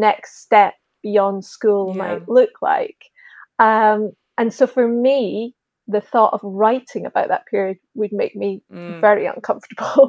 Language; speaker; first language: English; native; English